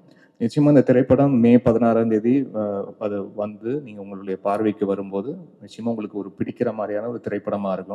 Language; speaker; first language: Tamil; native; Tamil